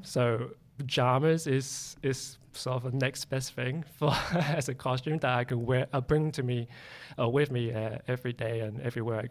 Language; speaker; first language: English; native; English